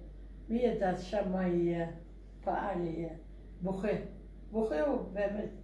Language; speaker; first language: Hebrew; non-native, learner; Russian